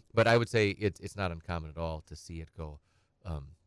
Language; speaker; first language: English; native; English